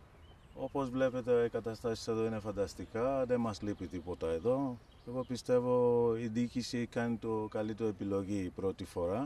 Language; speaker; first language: Greek; non-native, learner; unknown